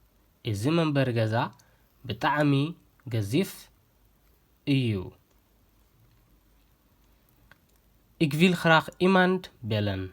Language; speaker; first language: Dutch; non-native, fluent; Tigrinya